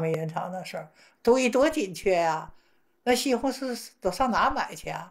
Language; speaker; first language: Chinese; native; Chinese